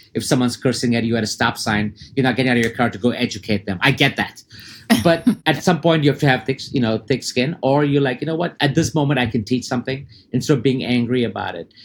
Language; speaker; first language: English; early bilingual, other home language; Arabic